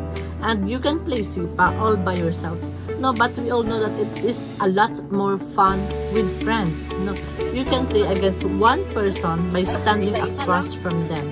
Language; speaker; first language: English; non-native, local second language; Cebuano